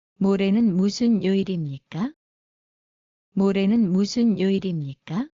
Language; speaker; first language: Korean; non-native, learner; Bangla